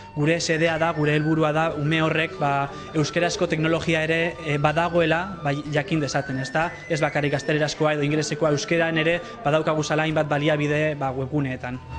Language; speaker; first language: Basque; native; Basque